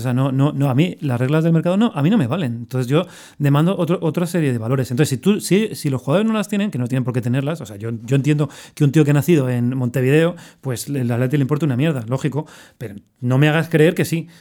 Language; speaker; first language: Spanish; native; Spanish